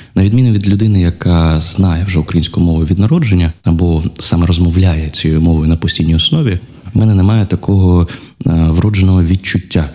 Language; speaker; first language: Ukrainian; non-native, local second language; Russian